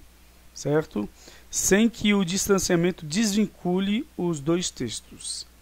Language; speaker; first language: Portuguese; native; Portuguese